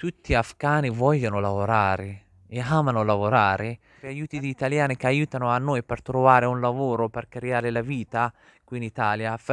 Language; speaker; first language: Italian; non-native, learner; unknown